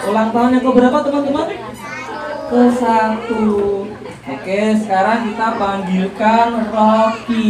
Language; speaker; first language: Indonesian; native; Indonesian